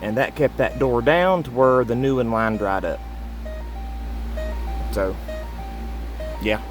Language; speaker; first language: English; native; English